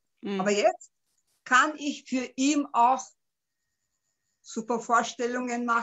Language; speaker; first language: German; non-native, local second language; Turkish